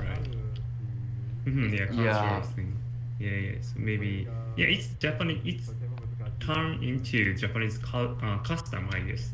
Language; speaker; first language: English; non-native, learner; Japanese